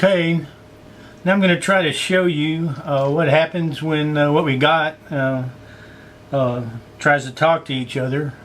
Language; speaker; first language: English; native; English